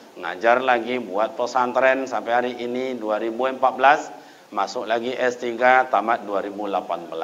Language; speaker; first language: Malay; non-native, local second language; Minangkabau